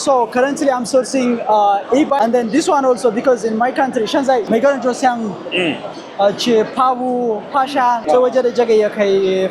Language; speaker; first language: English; non-native, learner; Amharic